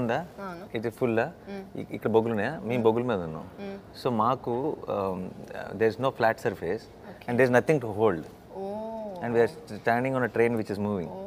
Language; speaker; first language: Telugu; native; Telugu